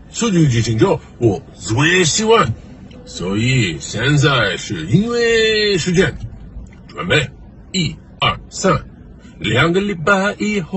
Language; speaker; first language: Chinese; non-native, learner; English